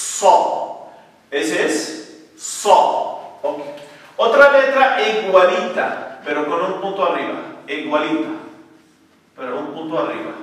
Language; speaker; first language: Spanish; non-native, fluent; Arabic